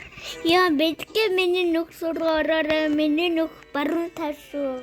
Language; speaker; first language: Mongolian; early bilingual, heritage; Mongolian